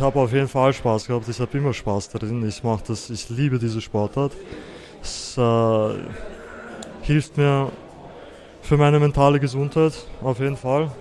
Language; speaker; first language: German; early bilingual, other home language; Serbian